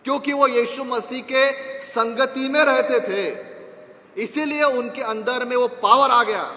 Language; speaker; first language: Hindi; non-native, local second language; Marathi